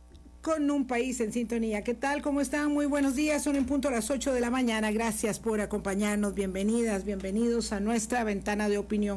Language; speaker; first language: Spanish; native; Spanish